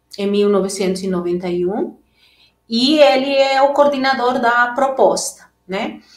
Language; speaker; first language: Portuguese; non-native, fluent; Spanish